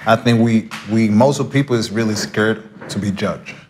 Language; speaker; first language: English; non-native, fluent; Spanish